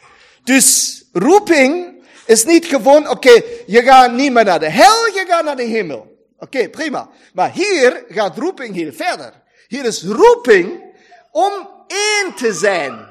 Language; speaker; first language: Dutch; non-native, fluent; German